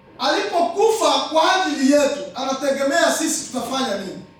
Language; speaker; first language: Swahili; native; Swahili